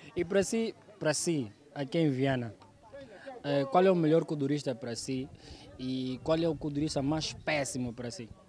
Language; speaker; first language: Portuguese; native; Portuguese